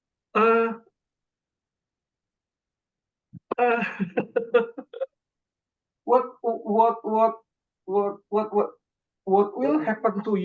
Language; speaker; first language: English; non-native, learner; Indonesian